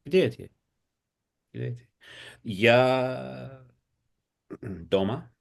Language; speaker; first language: Russian; non-native, learner; English